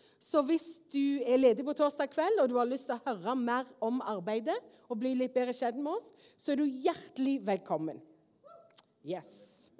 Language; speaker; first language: Norwegian; native; Norwegian